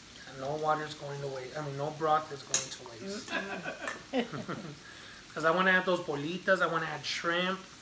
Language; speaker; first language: English; early bilingual, other home language; Spanish